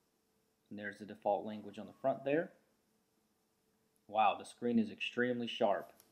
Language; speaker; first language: English; native; English